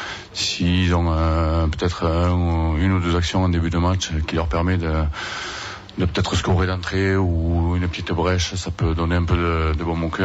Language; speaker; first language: French; native; French